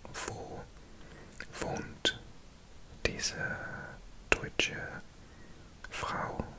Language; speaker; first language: German; non-native, learner; English